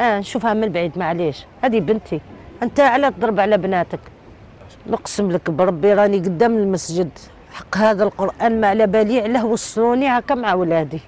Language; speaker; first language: Arabic; native; Arabic